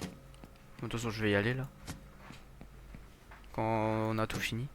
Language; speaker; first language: French; native; French